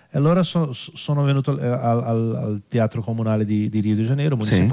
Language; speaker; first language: Italian; non-native, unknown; Portuguese